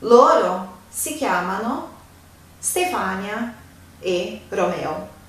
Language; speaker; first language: Italian; non-native, fluent; Portuguese